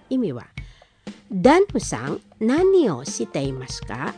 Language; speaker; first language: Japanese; non-native, learner; Indonesian